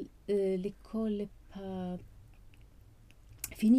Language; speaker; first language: French; non-native, learner; Swedish